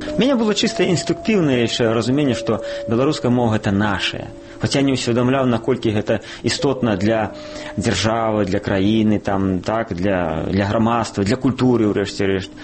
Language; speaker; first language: Belarusian; native; Belarusian